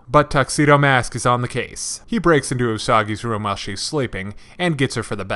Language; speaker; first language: English; native; English